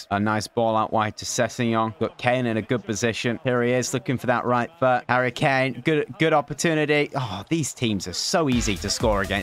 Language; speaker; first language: English; native; English